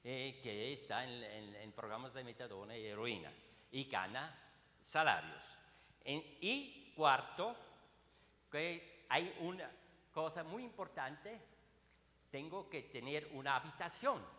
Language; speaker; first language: Spanish; non-native, learner; Swiss German